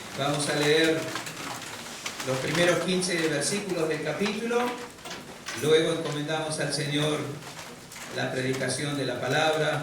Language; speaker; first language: Spanish; native; Spanish